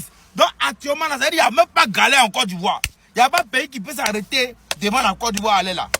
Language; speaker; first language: French; native; French